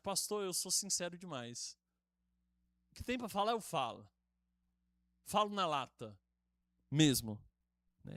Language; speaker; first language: Portuguese; native; Portuguese